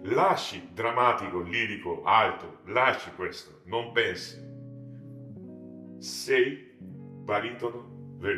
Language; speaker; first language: Italian; non-native, learner; Georgian